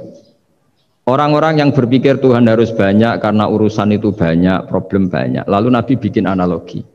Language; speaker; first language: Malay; non-native, local second language; Javanese